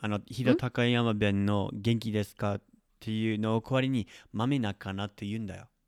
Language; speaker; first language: Japanese; non-native, fluent; English